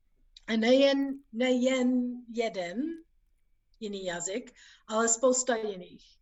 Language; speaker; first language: Czech; non-native, fluent; English